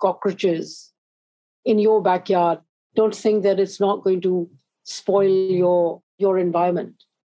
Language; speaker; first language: English; non-native, local second language; Urdu